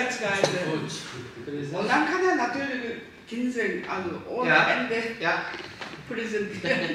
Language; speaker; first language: German; non-native, learner; Korean